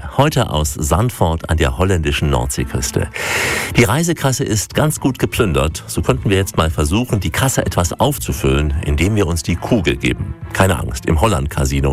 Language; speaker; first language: German; native; German